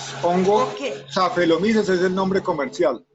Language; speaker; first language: Spanish; native; Spanish